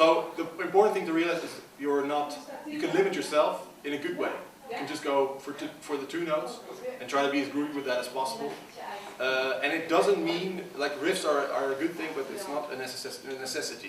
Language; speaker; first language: English; non-native, fluent; Dutch